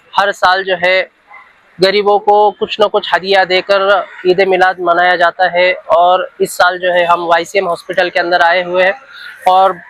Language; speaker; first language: Hindi; non-native, local second language; Urdu